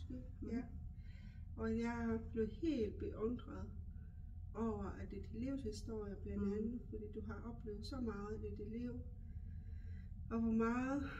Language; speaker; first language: Danish; non-native, local second language; Kalaallisut